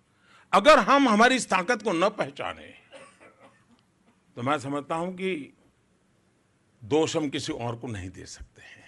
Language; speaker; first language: Hindi; non-native, local second language; Gujarati